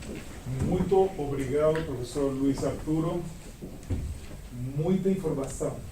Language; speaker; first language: Portuguese; non-native, fluent; Spanish